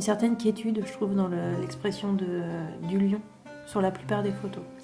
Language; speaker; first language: French; native; French